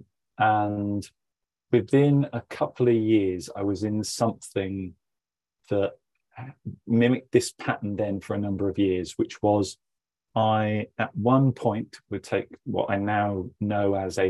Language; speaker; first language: English; native; English